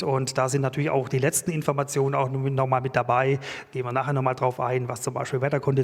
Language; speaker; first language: German; native; German